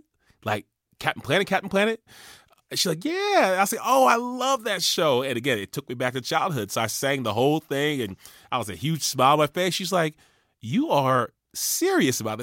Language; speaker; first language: English; native; English